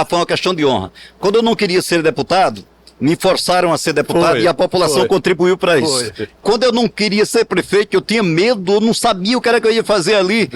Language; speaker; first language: Portuguese; native; Portuguese